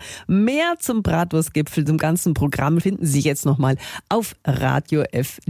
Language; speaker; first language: German; native; German